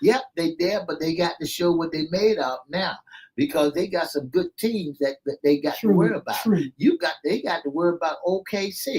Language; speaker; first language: English; native; English